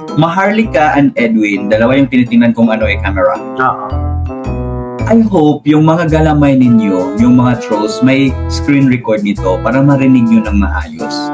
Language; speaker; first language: Filipino; non-native, local second language; Cebuano